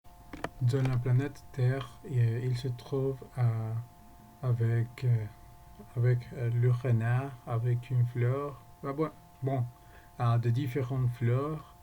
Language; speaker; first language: French; non-native, learner; Spanish